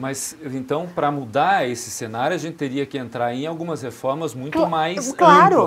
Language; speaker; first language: Portuguese; native; Portuguese